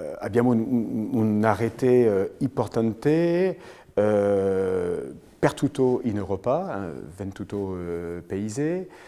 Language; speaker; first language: Italian; non-native, fluent; French